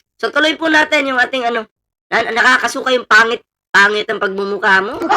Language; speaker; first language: Filipino; non-native, local second language; Cebuano